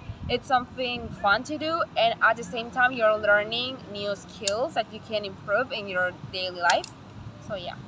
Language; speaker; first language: English; non-native, fluent; Spanish